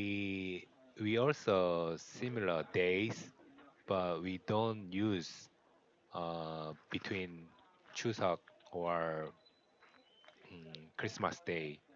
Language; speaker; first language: English; non-native, learner; Korean